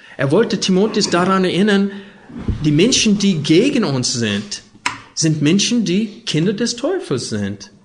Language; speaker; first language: German; non-native, fluent; English